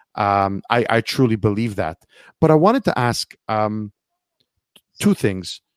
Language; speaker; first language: English; early bilingual, heritage; Italian